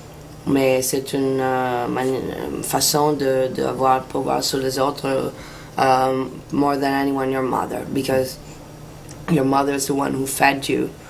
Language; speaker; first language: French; non-native, fluent; Italian